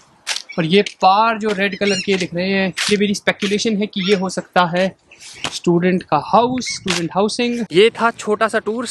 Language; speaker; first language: Hindi; native; Hindi